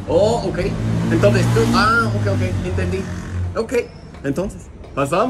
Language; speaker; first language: Spanish; non-native, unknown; English